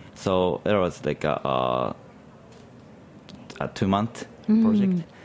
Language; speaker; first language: English; non-native, learner; Japanese